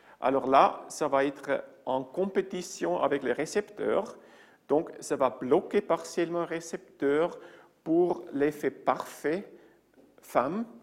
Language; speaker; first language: French; non-native, local second language; German